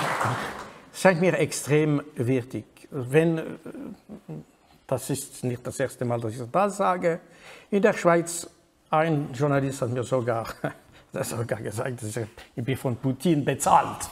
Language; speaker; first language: German; non-native, fluent; French